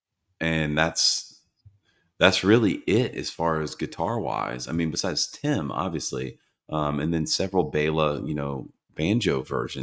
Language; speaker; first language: English; native; English